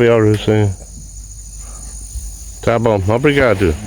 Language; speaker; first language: Portuguese; non-native, learner; English